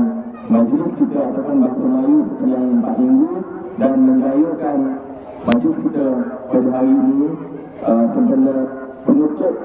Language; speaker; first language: Malay; native; Malay